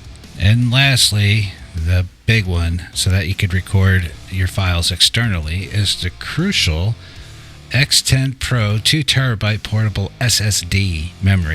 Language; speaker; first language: English; native; English